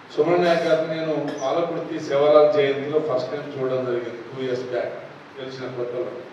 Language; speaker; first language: Telugu; non-native, local second language; Lambadi